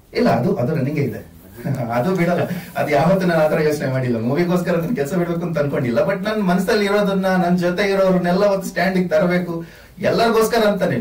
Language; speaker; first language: Kannada; non-native, local second language; Tulu